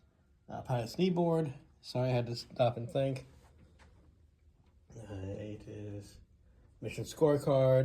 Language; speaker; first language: English; native; English